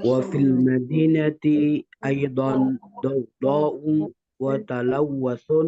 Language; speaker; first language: Arabic; non-native, learner; Indonesian